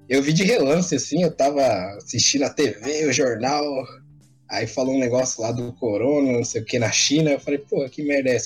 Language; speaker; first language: Portuguese; native; Portuguese